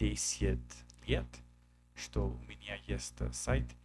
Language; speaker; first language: Russian; non-native, learner; English